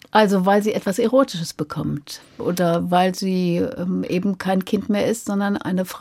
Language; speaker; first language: German; native; German